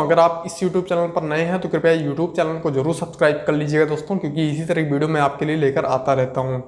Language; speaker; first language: Hindi; native; Hindi